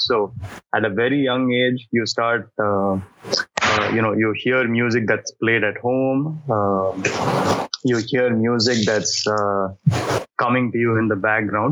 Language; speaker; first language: English; non-native, local second language; Tamil